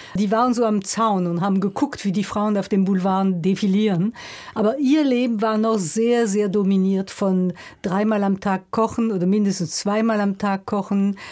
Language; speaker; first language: German; non-native, local second language; French